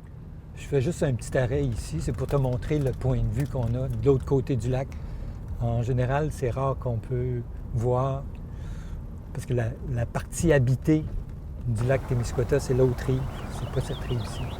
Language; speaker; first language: French; native; French